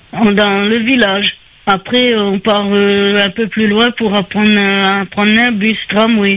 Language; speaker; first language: French; native; French